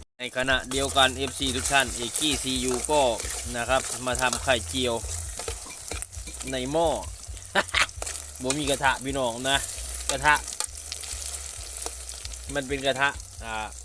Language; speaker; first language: Thai; native; Thai